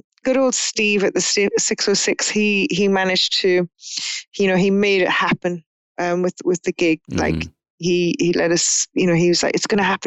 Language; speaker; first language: English; native; English